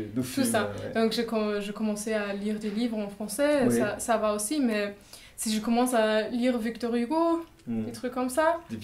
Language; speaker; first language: French; non-native, fluent; German